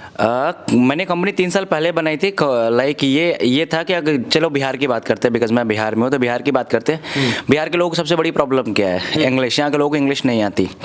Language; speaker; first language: Hindi; native; Hindi